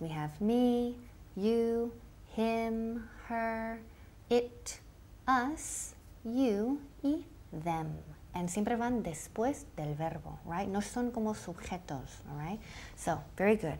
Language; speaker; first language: English; native; English